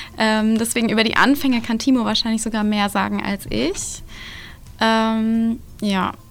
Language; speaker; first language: German; native; German